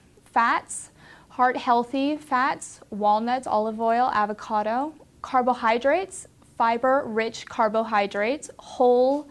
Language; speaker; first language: English; native; English